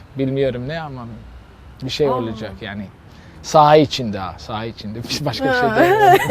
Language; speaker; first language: Turkish; non-native, learner; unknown